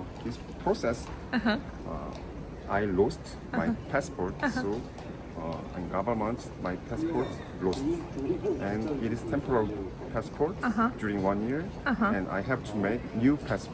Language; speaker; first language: English; non-native, learner; Korean